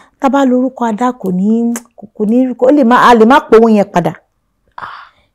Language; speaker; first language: Yoruba; non-native, local second language; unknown